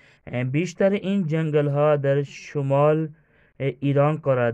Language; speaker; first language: Persian; non-native, fluent; Urdu